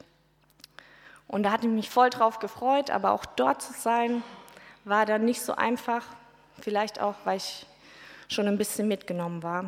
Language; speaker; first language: German; native; German